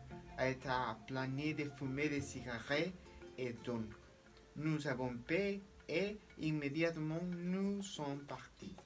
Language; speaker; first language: French; non-native, learner; Spanish